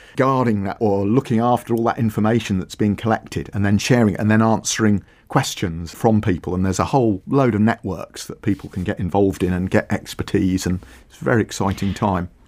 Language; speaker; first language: English; native; English